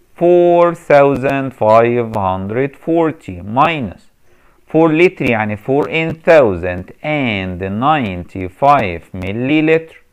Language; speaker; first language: English; non-native, fluent; Arabic